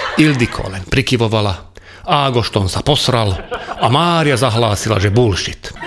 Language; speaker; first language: Slovak; non-native, local second language; Hungarian